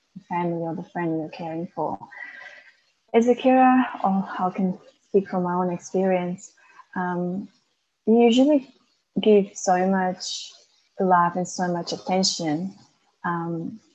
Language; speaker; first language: English; non-native, fluent; Macedonian